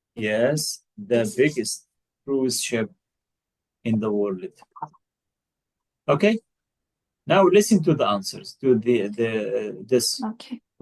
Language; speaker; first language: English; non-native, fluent; Arabic